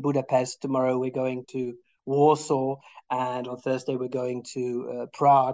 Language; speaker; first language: English; native; English